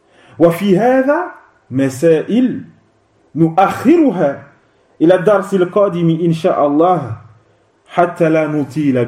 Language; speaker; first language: Arabic; non-native, fluent; French